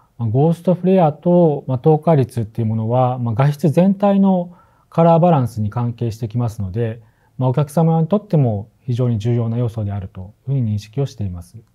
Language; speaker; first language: Japanese; native; Japanese